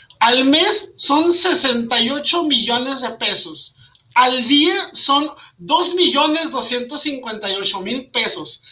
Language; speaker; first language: Spanish; native; Spanish